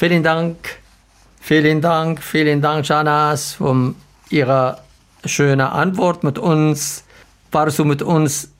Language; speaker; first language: German; non-native, learner; Arabic